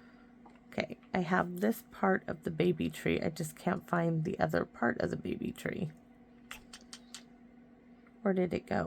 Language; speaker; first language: English; native; English